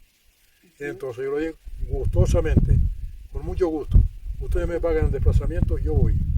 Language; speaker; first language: Spanish; native; Spanish